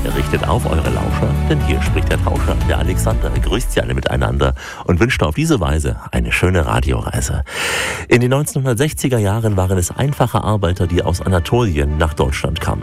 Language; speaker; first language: German; native; German